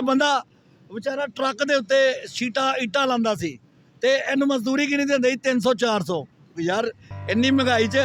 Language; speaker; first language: Urdu; non-native, local second language; Punjabi